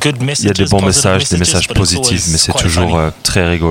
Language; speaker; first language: French; non-native, learner; English